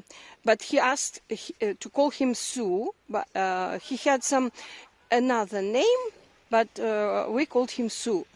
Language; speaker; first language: English; non-native, learner; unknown